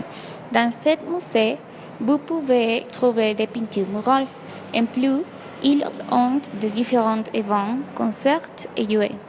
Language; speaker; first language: French; non-native, learner; Spanish